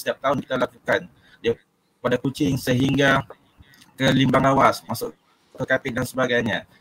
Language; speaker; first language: Malay; native; Malay